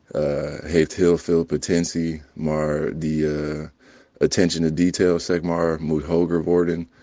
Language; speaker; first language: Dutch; non-native, learner; English